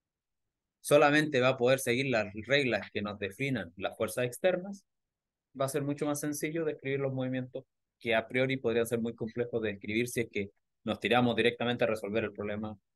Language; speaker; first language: Spanish; native; Spanish